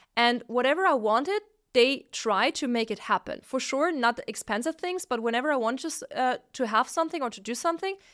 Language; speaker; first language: English; non-native, fluent; Italian